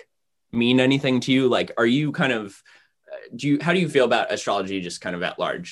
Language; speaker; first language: English; native; English